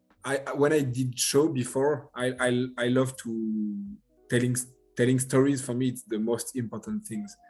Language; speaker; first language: English; non-native, learner; French